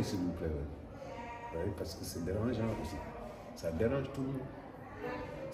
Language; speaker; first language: French; non-native, local second language; Wolof